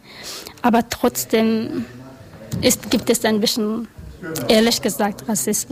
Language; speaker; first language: German; non-native, learner; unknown